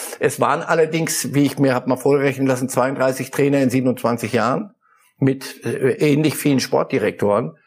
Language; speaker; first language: German; early bilingual, other home language; Polish